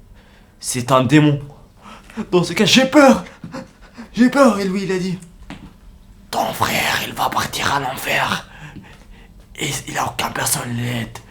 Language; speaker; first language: French; non-native, learner; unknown